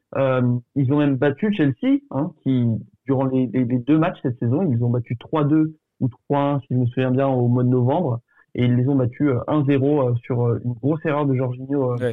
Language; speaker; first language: French; early bilingual, other home language; Portuguese